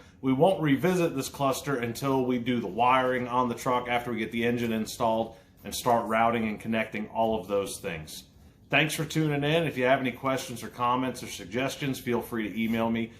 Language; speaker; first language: English; native; English